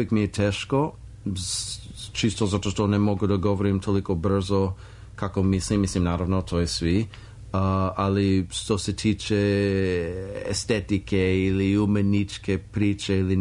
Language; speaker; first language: Serbian; non-native, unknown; English